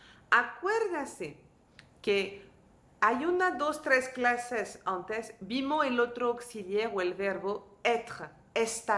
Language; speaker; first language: Spanish; non-native, fluent; French